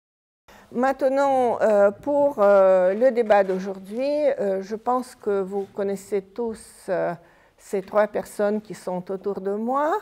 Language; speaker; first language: French; non-native, fluent; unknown